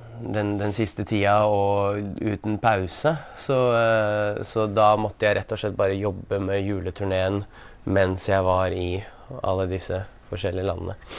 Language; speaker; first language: Norwegian; early bilingual, other home language; Russian